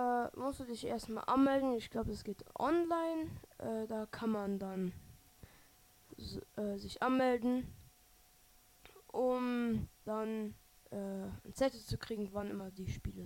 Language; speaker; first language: German; native; German